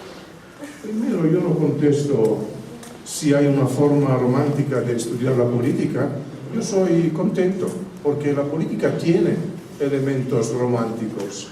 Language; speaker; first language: Spanish; non-native, fluent; Italian